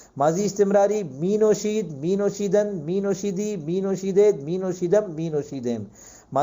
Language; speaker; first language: Persian; non-native, fluent; Urdu